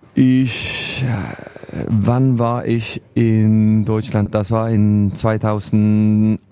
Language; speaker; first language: German; non-native, learner; Norwegian